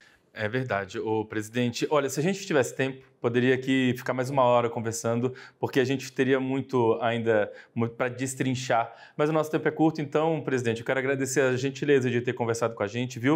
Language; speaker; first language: Portuguese; native; Portuguese